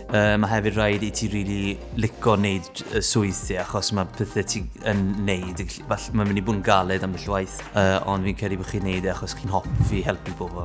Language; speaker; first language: Welsh; native; Welsh